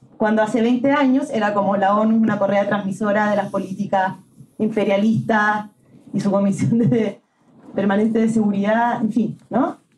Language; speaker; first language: Spanish; native; Spanish